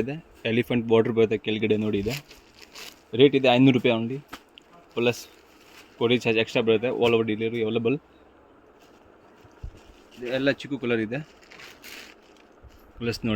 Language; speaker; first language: Kannada; non-native, local second language; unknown